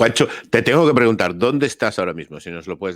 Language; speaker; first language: Spanish; native; Spanish